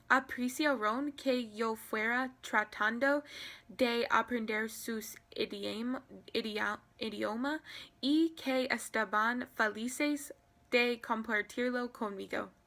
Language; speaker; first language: Spanish; non-native, learner; English